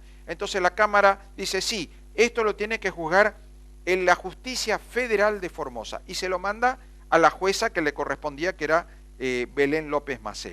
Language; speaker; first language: Spanish; native; Spanish